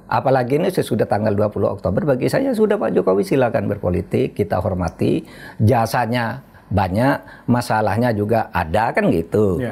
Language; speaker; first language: Indonesian; non-native, local second language; Madurese